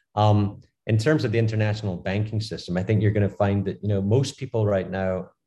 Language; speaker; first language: English; native; English